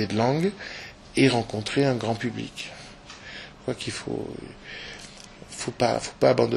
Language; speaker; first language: French; native; French